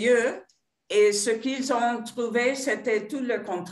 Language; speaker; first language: French; non-native, fluent; Spanish